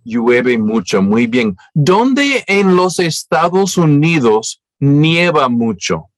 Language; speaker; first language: Spanish; non-native, fluent; English